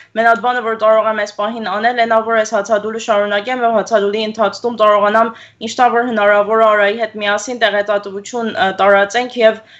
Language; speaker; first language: Armenian; early bilingual, heritage; Armenian